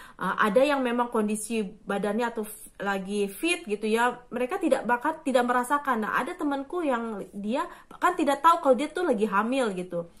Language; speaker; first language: Indonesian; native; Indonesian